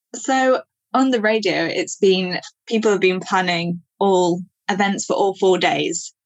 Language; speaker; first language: English; native; English